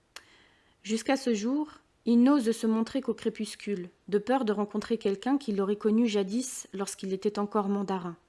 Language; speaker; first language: French; native; French